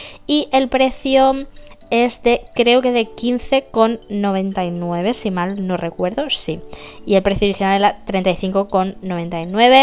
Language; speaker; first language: Spanish; native; Spanish